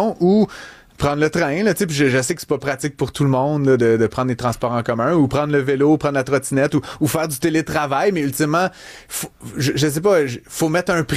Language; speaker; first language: French; native; French